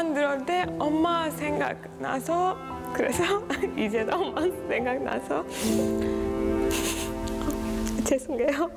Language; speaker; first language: Korean; non-native, learner; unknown